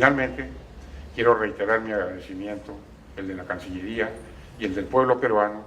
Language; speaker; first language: Spanish; native; Spanish